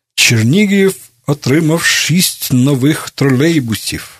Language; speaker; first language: Ukrainian; non-native, local second language; Russian